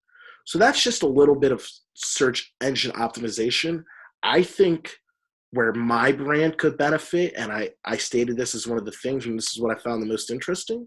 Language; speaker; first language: English; native; English